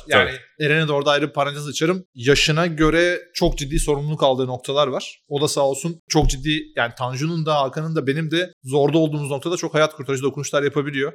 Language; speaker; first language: Turkish; native; Turkish